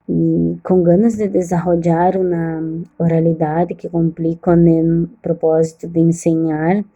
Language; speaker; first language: Spanish; non-native, learner; Portuguese